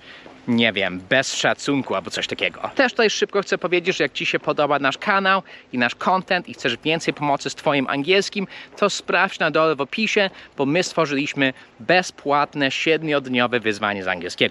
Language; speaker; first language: Polish; non-native, fluent; English